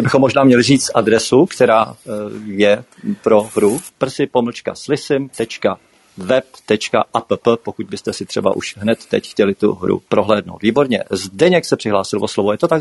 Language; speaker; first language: Czech; native; Czech